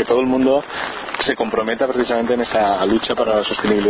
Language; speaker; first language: Spanish; native; Spanish